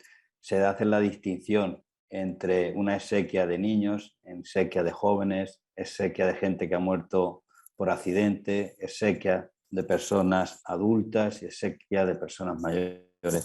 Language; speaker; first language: Spanish; native; Spanish